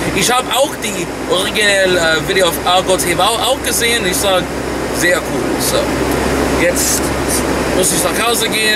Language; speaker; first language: German; non-native, learner; English